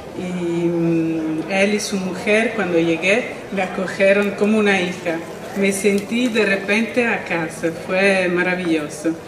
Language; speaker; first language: Spanish; non-native, fluent; Italian